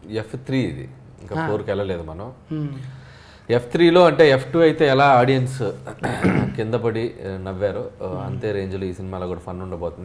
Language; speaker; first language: Telugu; native; Telugu